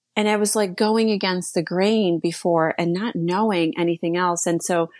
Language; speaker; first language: English; early bilingual, other home language; Slovak